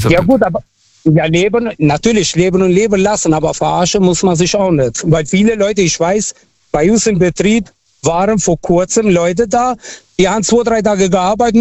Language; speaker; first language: German; non-native, learner; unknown